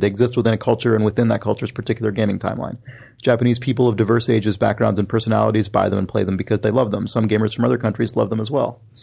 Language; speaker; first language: English; native; English